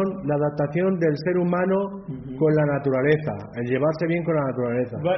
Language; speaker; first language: Spanish; native; Spanish